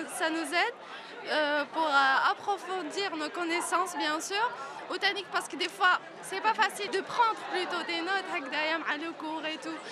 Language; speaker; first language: French; non-native, local second language; Arabic